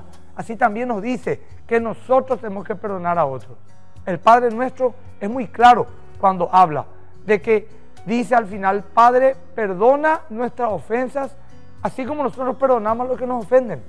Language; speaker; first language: Spanish; native; Spanish